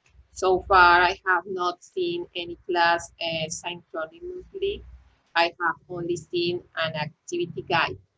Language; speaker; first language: English; non-native, learner; Spanish